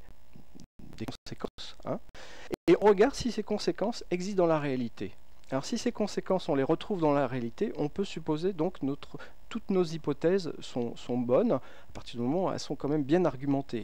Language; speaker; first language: French; native; French